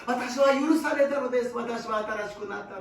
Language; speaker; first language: Japanese; non-native, fluent; Korean